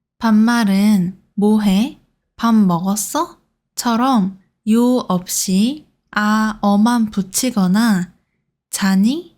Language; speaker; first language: Korean; native; Korean